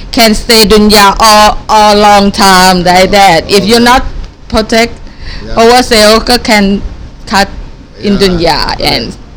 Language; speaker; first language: English; non-native, learner; Thai